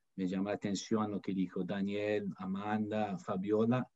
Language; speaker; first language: Spanish; non-native, fluent; English